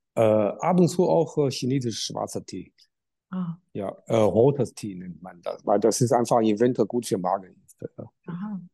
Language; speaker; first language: German; non-native, learner; Chinese